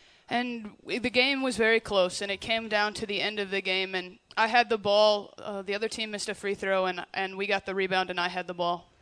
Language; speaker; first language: English; native; English